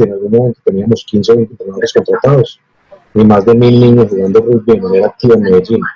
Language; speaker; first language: Spanish; native; Spanish